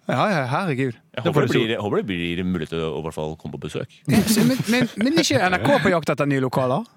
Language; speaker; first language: Norwegian; native; Norwegian